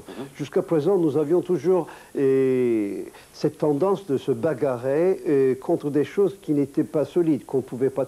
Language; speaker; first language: French; non-native, fluent; Turkish